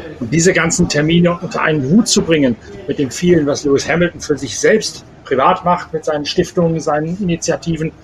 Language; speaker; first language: German; native; German